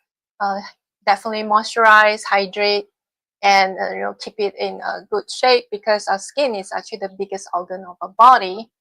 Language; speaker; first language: English; non-native, fluent; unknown